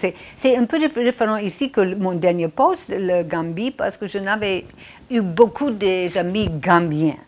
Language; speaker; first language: French; non-native, fluent; English